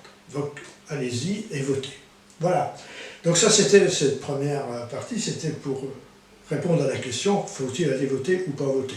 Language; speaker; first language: French; native; French